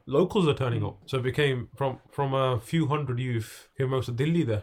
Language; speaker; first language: English; early bilingual, other home language; Punjabi